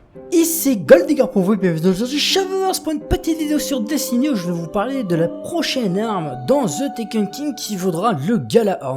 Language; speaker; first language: French; native; French